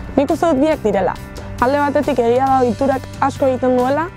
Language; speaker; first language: Basque; non-native, local second language; Spanish